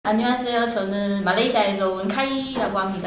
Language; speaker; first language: Korean; non-native, learner; Malay